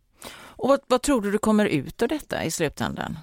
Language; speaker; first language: Swedish; native; Swedish